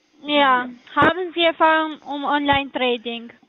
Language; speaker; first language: German; non-native, learner; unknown